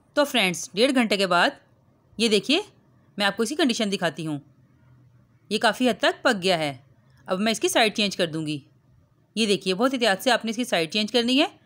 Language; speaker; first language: Urdu; native; Urdu